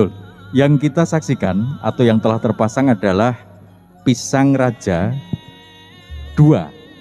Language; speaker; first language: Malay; non-native, local second language; Javanese